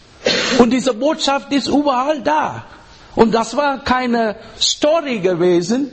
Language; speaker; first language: German; non-native, learner; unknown